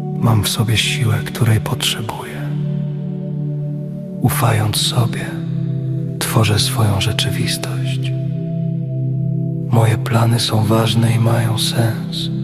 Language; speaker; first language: Polish; native; Polish